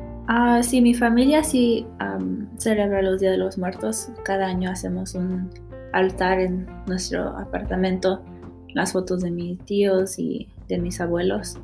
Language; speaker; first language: Spanish; early bilingual, heritage; Spanish